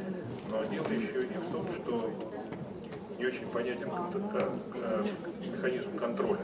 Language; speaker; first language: Russian; native; Russian